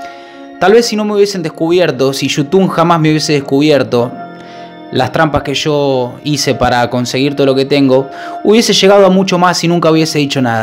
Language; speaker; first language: Spanish; native; Spanish